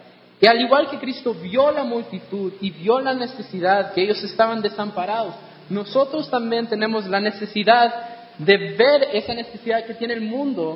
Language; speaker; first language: Spanish; non-native, fluent; English